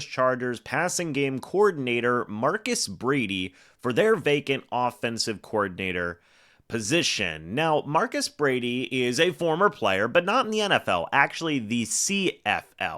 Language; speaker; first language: English; native; English